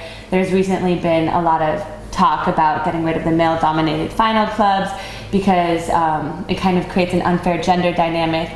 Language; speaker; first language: English; native; English